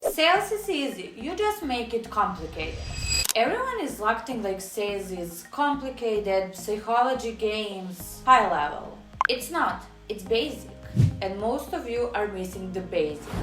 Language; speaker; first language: English; non-native, fluent; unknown